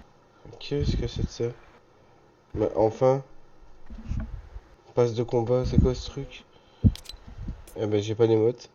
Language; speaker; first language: French; native; French